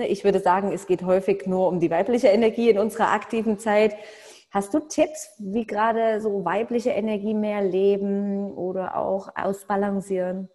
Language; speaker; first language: German; native; German